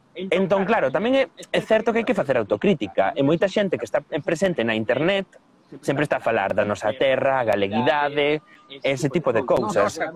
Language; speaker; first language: Galician; non-native, local second language; Spanish